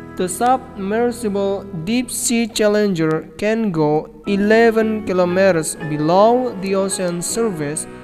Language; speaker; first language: English; non-native, fluent; Indonesian